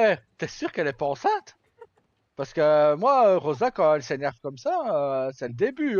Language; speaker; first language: French; native; French